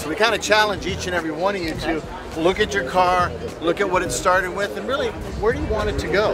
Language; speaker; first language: English; native; English